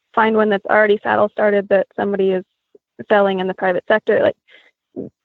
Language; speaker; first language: English; native; English